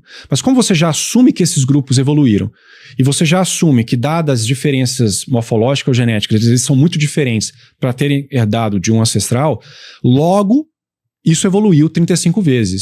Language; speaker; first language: Portuguese; native; Portuguese